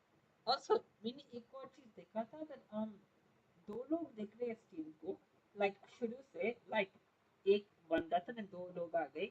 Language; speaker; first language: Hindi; non-native, local second language; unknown